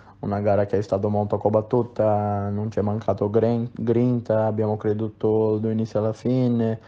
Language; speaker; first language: Italian; non-native, fluent; Portuguese